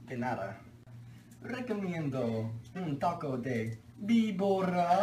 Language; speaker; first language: Spanish; non-native, learner; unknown